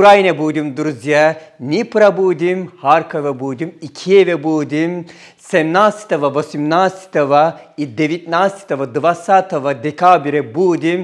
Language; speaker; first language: Russian; non-native, learner; Turkish